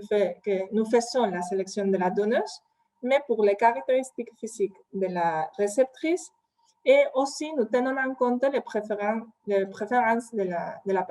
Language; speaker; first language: French; non-native, fluent; Spanish